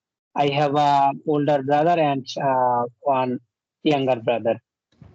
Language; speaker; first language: English; non-native, learner; Bangla